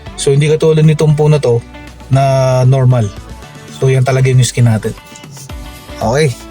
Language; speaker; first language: Filipino; native; Filipino